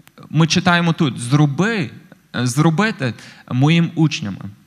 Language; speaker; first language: Ukrainian; non-native, fluent; English